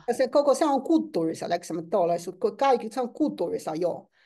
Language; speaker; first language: Finnish; non-native, fluent; Chinese